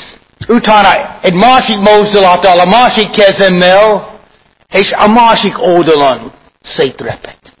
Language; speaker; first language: Hungarian; non-native, fluent; English